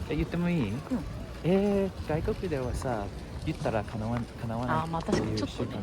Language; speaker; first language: Japanese; non-native, fluent; English